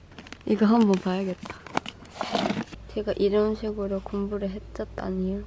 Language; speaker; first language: Korean; non-native, fluent; Japanese